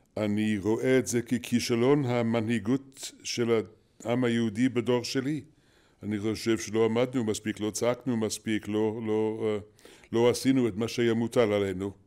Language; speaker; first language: Hebrew; non-native, fluent; English